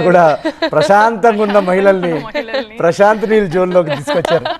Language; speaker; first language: Telugu; native; Telugu